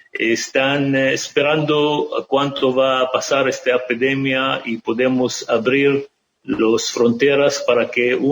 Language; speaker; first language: Spanish; non-native, fluent; Arabic